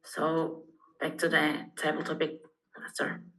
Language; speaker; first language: English; non-native, learner; Uzbek